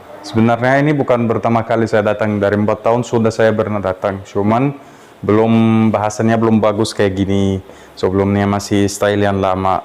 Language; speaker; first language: Indonesian; non-native, fluent; Arabic